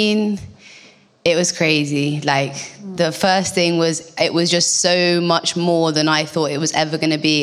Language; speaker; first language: English; native; English